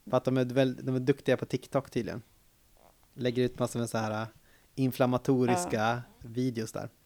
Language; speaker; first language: Swedish; native; Swedish